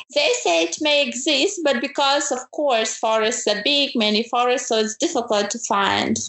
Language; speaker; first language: English; non-native, fluent; Ukrainian